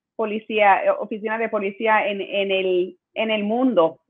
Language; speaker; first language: Spanish; early bilingual, heritage; Spanish